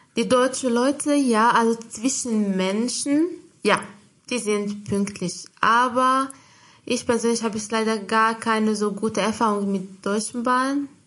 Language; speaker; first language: German; non-native, fluent; Arabic